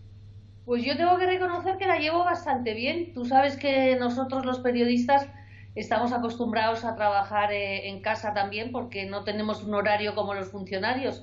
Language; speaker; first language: Spanish; native; Spanish